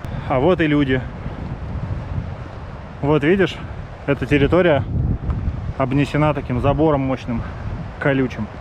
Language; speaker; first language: Russian; native; Russian